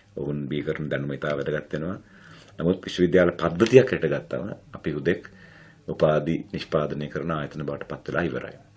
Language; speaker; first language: Sinhala; non-native, local second language; Tamil